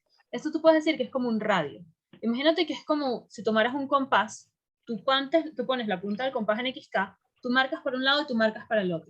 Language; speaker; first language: Spanish; native; Spanish